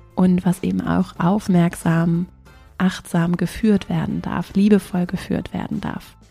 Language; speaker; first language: German; native; German